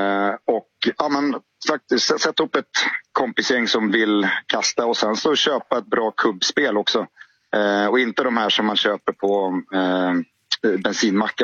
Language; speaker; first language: Swedish; native; Swedish